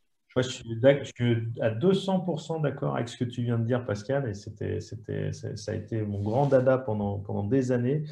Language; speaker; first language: French; native; French